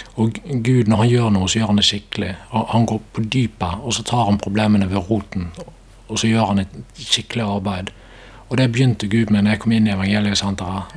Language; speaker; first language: Norwegian; native; Norwegian